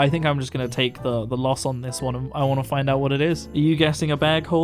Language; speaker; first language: English; native; English